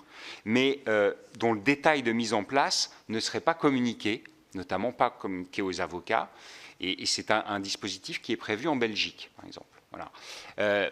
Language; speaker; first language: French; native; French